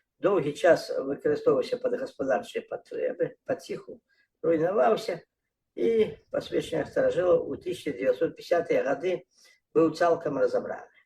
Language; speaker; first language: Belarusian; non-native, local second language; Russian